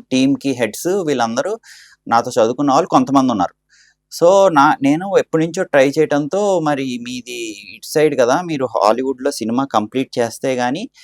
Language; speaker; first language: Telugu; early bilingual, heritage; Telugu